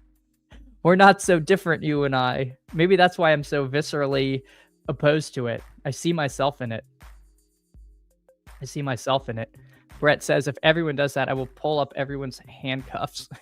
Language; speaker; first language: English; native; English